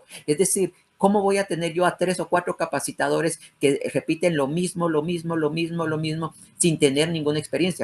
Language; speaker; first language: Spanish; native; Spanish